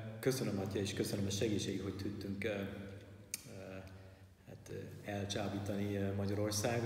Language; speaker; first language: Hungarian; non-native, learner; English